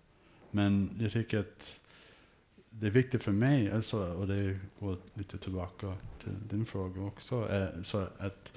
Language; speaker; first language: Swedish; early bilingual, heritage; English